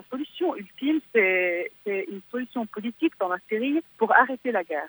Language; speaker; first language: French; non-native, fluent; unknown